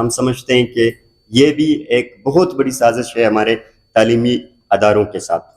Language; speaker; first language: Urdu; non-native, local second language; Baluchi